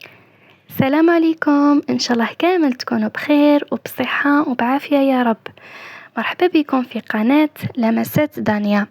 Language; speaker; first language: Arabic; native; Arabic